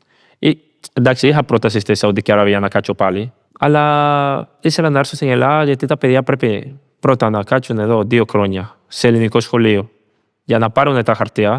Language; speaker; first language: Greek; non-native, learner; Spanish